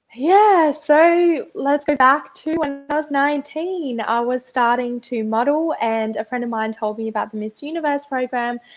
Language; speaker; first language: English; early bilingual, other home language; Russian